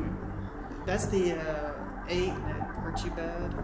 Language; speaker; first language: English; native; English